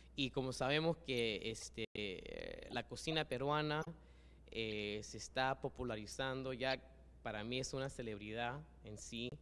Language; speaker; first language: Spanish; early bilingual, heritage; Spanish